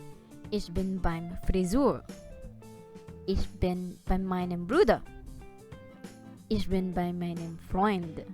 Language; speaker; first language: German; non-native, fluent; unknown